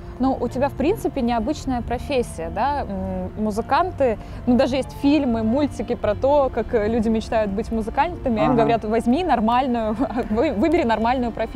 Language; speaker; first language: Russian; native; Russian